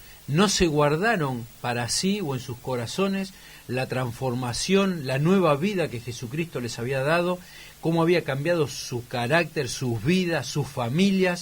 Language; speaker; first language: Spanish; native; Spanish